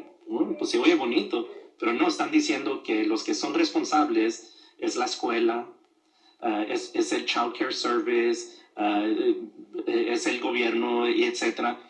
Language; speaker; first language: Spanish; early bilingual, other home language; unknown